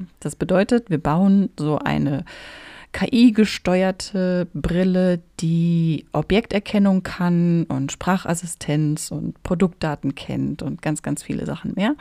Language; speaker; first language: German; native; German